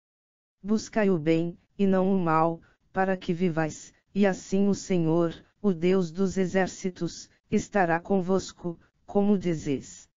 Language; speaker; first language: Portuguese; native; Portuguese